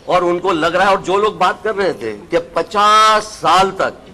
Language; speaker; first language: Hindi; non-native, local second language; Gujarati